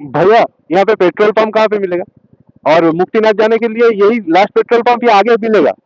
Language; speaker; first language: Hindi; non-native, local second language; Bangla